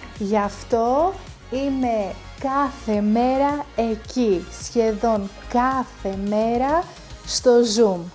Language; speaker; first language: Greek; native; Greek